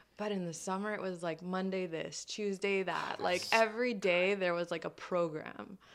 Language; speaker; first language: English; non-native, fluent; French